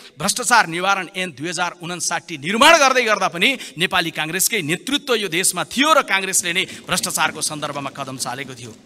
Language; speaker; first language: Nepali; native; Nepali